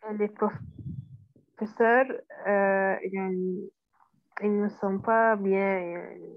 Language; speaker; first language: French; non-native, learner; Arabic